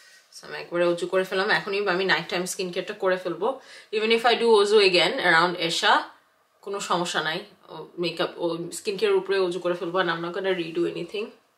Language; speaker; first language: English; early bilingual, other home language; Bangla